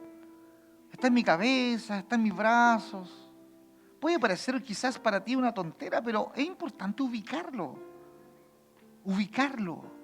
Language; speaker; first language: Spanish; native; Spanish